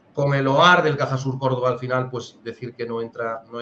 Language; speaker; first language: Spanish; native; Spanish